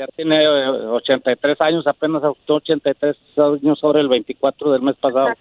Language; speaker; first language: Spanish; native; Spanish